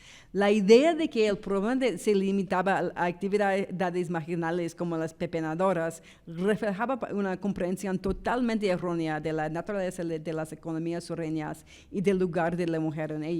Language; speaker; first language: Spanish; non-native, fluent; English